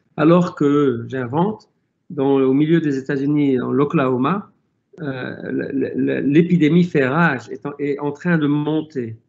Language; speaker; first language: French; non-native, local second language; Arabic